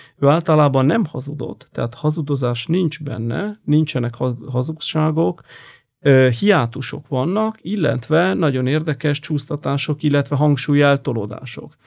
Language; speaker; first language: Hungarian; non-native, fluent; Italian